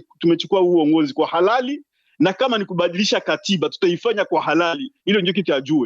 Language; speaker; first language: Swahili; native; Swahili